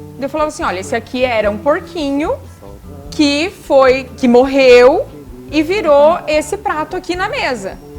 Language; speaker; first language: Portuguese; native; Portuguese